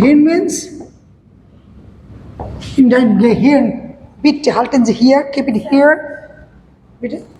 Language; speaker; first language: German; non-native, fluent; Bangla